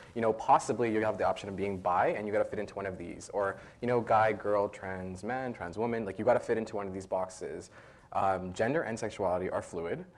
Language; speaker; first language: English; native; English